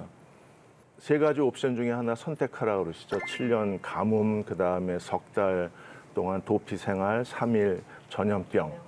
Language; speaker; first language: Korean; native; Korean